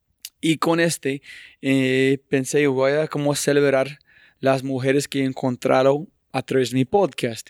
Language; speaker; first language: Spanish; non-native, fluent; English